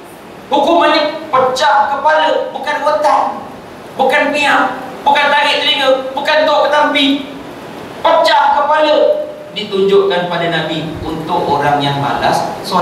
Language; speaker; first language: Malay; native; Malay